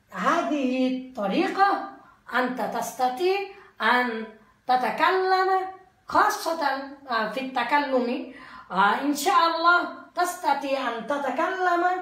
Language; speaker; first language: Arabic; non-native, fluent; Bangla